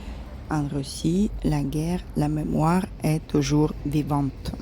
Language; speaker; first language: French; non-native, fluent; Russian